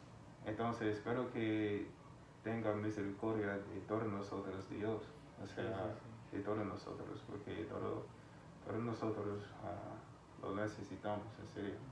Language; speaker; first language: Spanish; non-native, fluent; English